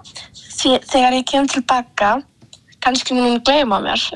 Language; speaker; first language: Icelandic; early bilingual, other home language; Polish